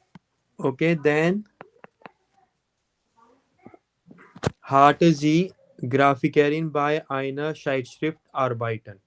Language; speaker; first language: German; non-native, fluent; Hindi